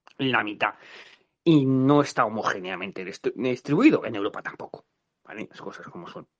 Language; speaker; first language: Spanish; native; Spanish